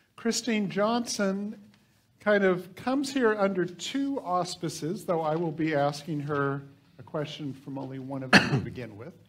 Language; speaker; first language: English; native; English